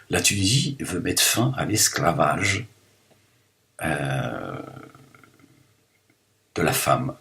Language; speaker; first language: French; native; French